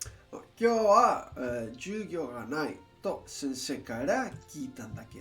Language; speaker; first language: Japanese; non-native, learner; English